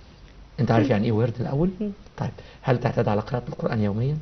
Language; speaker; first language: Arabic; native; Arabic